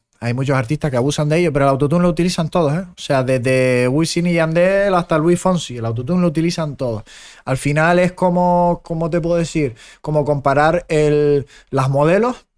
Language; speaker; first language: Spanish; early bilingual, other home language; German